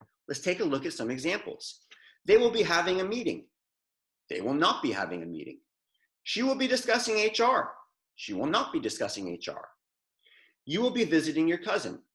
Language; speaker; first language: English; native; English